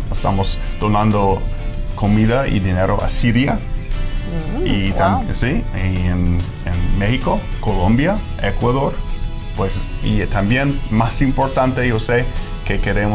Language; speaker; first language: Spanish; non-native, fluent; English